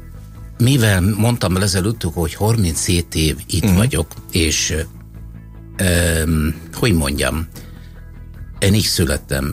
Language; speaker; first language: Hungarian; non-native, fluent; Italian